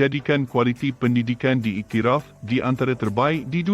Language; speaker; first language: Malay; native; Malay